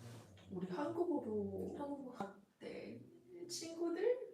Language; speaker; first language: Korean; non-native, learner; Chinese